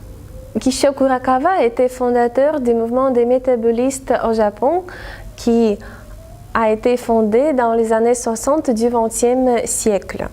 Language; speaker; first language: French; non-native, fluent; Russian